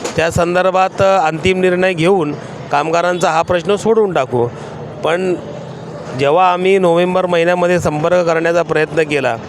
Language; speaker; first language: Marathi; native; Marathi